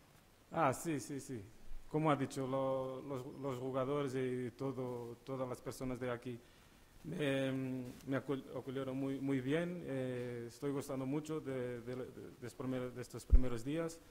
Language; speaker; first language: Spanish; non-native, learner; Portuguese